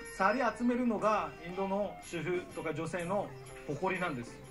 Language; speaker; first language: Japanese; non-native, fluent; Hindi